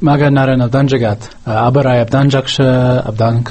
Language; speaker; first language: Kyrgyz; non-native, learner; English